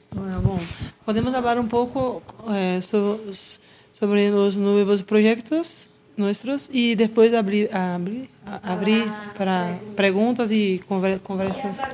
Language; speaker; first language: Spanish; non-native, learner; Portuguese